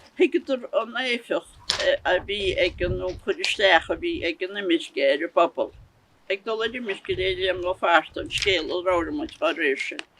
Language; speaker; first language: Irish; native; Irish